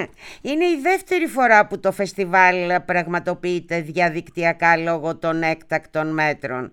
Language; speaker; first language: Greek; native; Greek